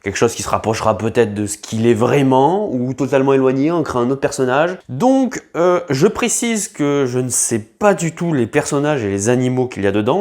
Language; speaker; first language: French; native; French